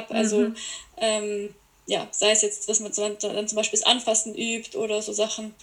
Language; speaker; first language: German; native; German